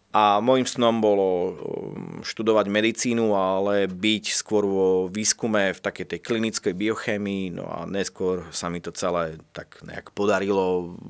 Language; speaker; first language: Slovak; native; Slovak